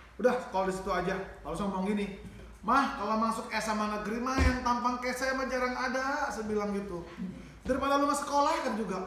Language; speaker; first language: Indonesian; native; Indonesian